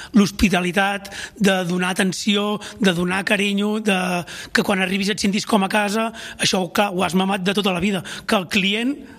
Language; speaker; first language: Catalan; native; Catalan